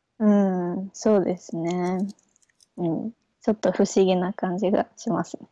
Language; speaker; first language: Japanese; native; Japanese